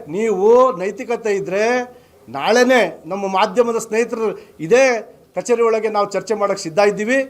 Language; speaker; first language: Kannada; non-native, local second language; Lambadi